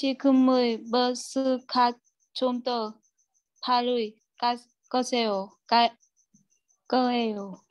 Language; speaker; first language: Korean; non-native, learner; Vietnamese